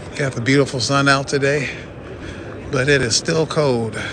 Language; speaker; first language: English; native; English